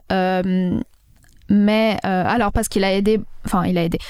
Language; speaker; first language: French; non-native, local second language; Arabic